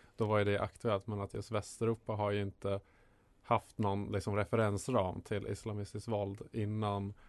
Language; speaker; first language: Swedish; native; Swedish